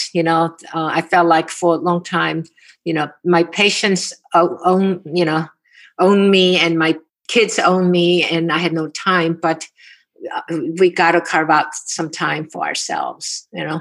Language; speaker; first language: English; non-native, fluent; Korean